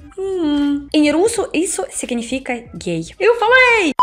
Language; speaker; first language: Portuguese; non-native, learner; Russian